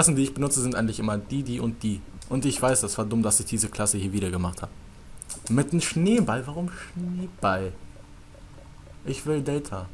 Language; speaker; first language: German; native; German